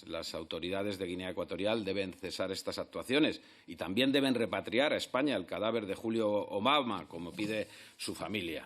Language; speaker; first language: Spanish; native; Spanish